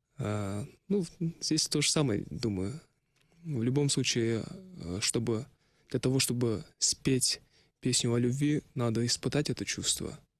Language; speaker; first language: Russian; non-native, local second language; Kazakh